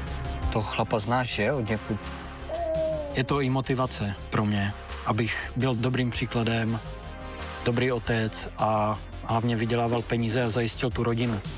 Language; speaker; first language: Czech; native; Czech